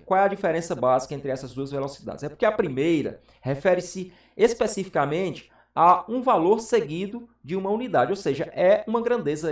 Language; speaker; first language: Portuguese; native; Portuguese